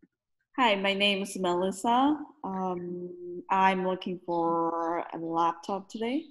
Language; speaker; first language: English; non-native, fluent; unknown